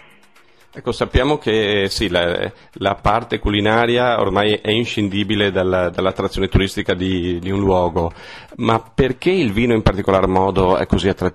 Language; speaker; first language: Italian; native; Italian